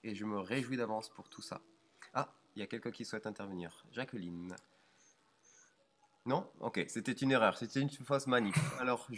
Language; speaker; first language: French; native; French